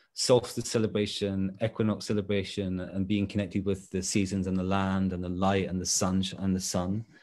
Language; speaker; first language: English; native; English